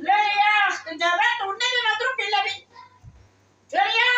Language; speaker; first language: Arabic; native; Arabic